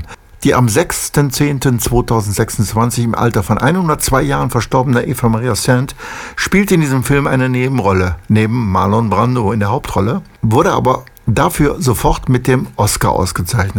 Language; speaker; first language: German; native; German